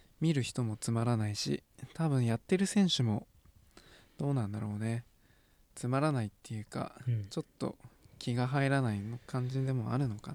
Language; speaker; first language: Japanese; native; Japanese